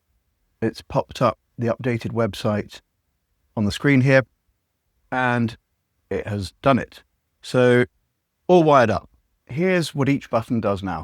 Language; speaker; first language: English; native; English